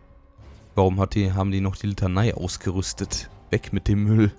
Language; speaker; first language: German; native; German